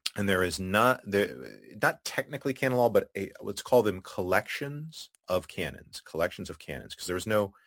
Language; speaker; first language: English; native; English